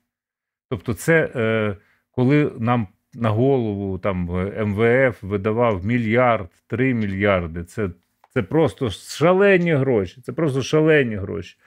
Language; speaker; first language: Ukrainian; native; Ukrainian